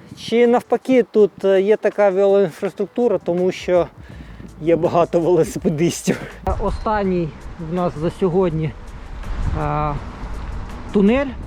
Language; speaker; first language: Ukrainian; non-native, local second language; Russian